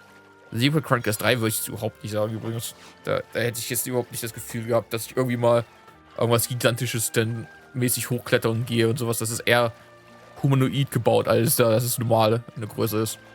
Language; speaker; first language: German; native; German